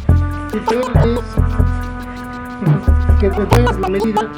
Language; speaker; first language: Spanish; native; Spanish